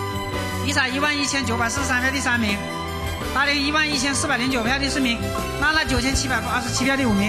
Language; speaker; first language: Chinese; native; Chinese